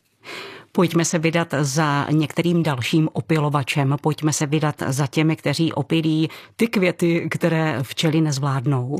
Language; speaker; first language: Czech; native; Czech